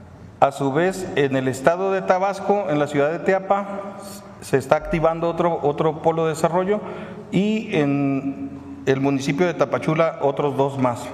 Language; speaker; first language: Spanish; native; Spanish